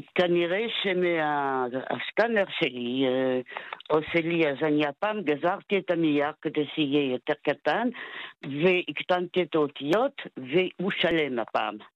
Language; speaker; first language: Hebrew; non-native, fluent; French